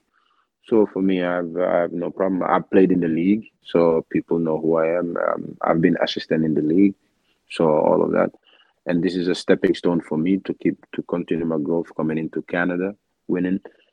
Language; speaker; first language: English; non-native, local second language; Wolof